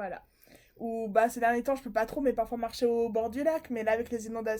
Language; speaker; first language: French; native; French